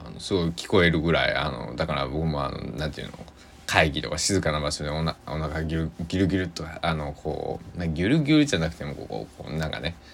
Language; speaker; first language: Japanese; native; Japanese